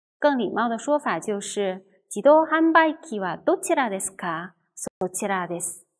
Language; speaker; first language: Japanese; non-native, fluent; Chinese